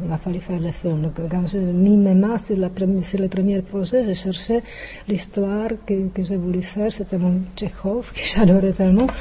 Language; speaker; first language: French; non-native, fluent; Czech